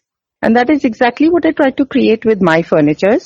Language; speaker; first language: English; non-native, local second language; Hindi